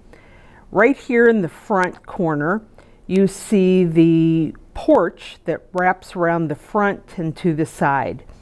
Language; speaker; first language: English; native; English